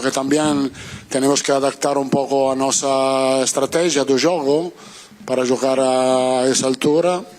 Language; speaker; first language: Spanish; non-native, fluent; Italian